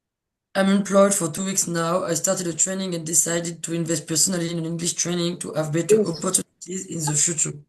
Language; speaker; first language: English; non-native, learner; French